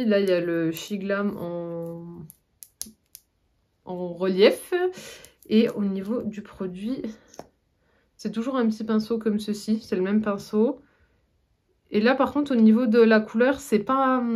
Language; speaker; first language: French; native; French